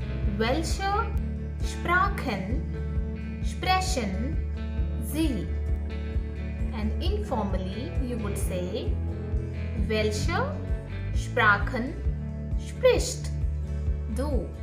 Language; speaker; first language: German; non-native, fluent; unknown